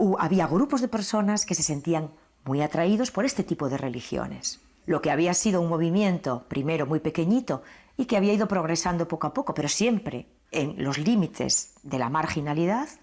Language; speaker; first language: Spanish; native; Spanish